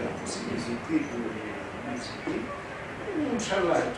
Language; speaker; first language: French; non-native, local second language; Arabic